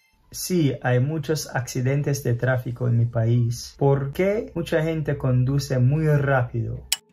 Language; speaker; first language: Spanish; non-native, fluent; English